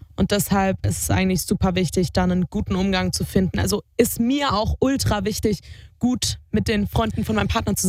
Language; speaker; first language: German; native; German